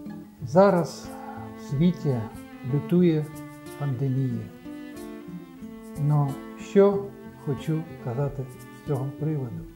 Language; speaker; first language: Ukrainian; non-native, local second language; Russian